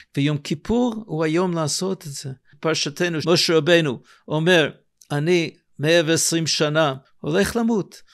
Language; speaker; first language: Hebrew; non-native, fluent; English